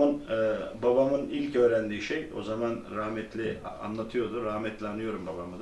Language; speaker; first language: Turkish; early bilingual, other home language; Albanian